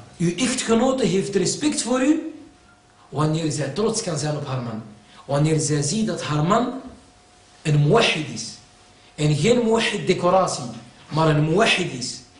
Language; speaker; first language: Dutch; early bilingual, other home language; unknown